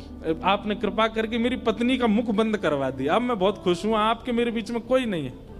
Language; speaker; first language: Hindi; native; Hindi